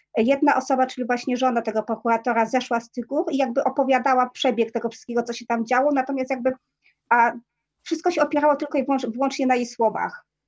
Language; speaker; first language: Polish; native; Polish